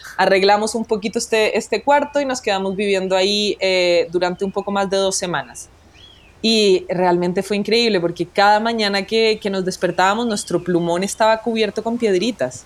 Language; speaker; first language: Spanish; native; Spanish